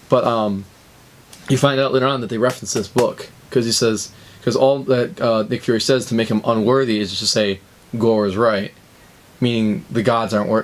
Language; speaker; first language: English; native; English